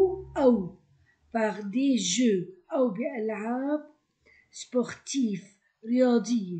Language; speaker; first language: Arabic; native; Arabic